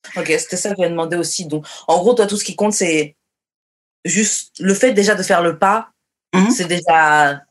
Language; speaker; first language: French; native; French